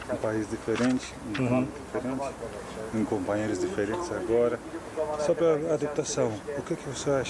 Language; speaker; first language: Portuguese; non-native, fluent; Turkish